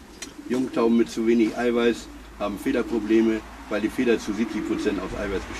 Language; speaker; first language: German; native; German